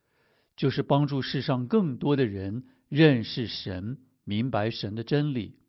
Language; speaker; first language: Chinese; native; Chinese